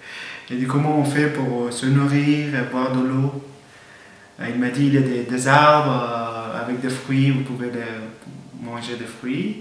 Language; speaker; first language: French; non-native, fluent; Persian